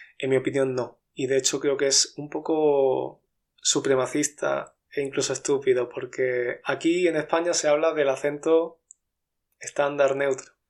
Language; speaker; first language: Spanish; native; Spanish